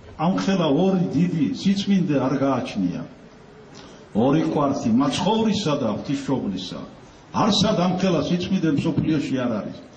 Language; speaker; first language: Georgian; native; Georgian